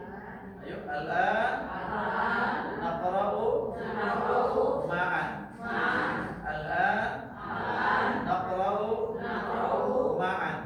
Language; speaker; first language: Arabic; non-native, fluent; Indonesian